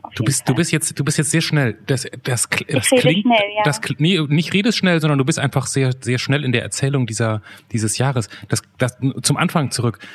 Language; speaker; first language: German; native; German